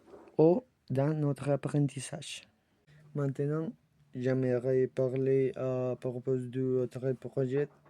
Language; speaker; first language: French; non-native, learner; Spanish